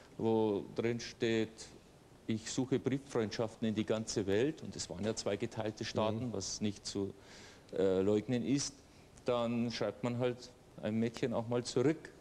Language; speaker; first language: German; native; German